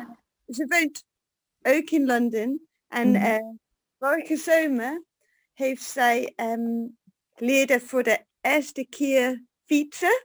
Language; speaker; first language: Dutch; non-native, learner; English